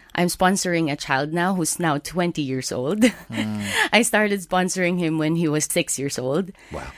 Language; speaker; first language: English; non-native, local second language; Filipino